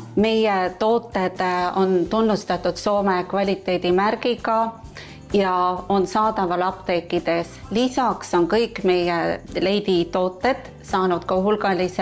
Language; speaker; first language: Estonian; native; Estonian